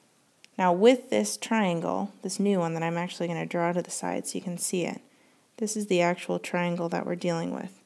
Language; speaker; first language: English; native; English